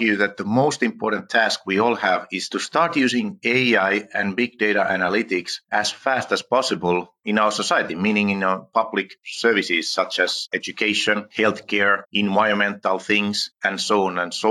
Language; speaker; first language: English; non-native, fluent; Finnish